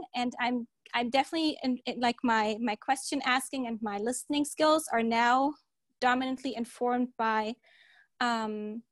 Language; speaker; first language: English; early bilingual, heritage; German